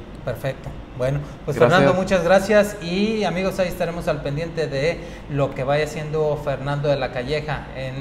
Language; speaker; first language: Spanish; native; Spanish